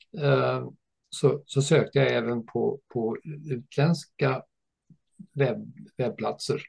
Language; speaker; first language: Swedish; early bilingual, other home language; English